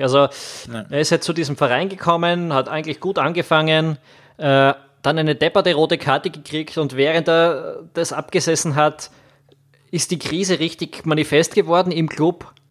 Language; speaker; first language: German; native; German